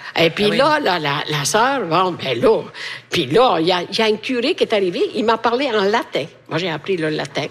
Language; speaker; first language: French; non-native, fluent; Italian